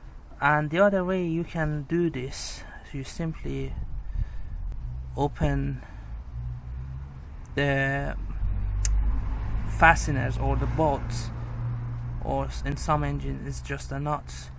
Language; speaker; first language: English; non-native, fluent; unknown